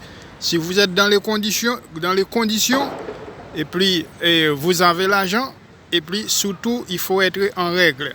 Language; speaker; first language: French; non-native, local second language; Haitian Creole